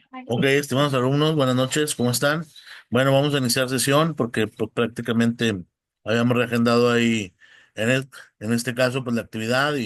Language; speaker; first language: Spanish; native; Spanish